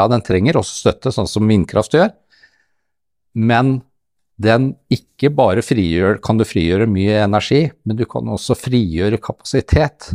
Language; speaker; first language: Norwegian; native; Norwegian